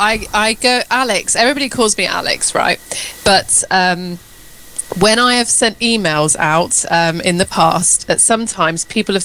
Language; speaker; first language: English; native; English